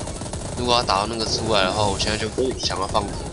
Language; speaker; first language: Chinese; native; Chinese